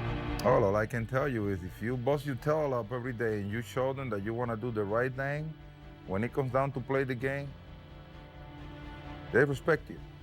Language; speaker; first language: English; non-native, fluent; Spanish